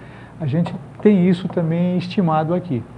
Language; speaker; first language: Portuguese; native; Portuguese